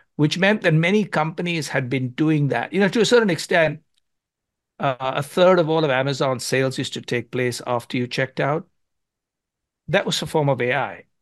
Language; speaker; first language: English; non-native, local second language; Gujarati